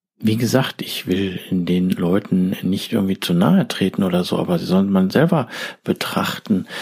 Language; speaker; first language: German; native; German